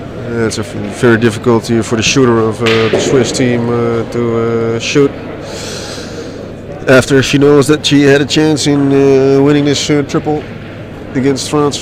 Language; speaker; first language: English; non-native, fluent; Dutch